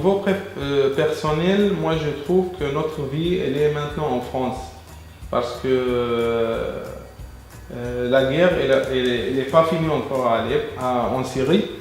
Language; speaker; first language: French; non-native, fluent; Arabic